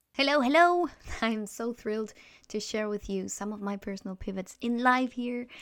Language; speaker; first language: English; non-native, fluent; German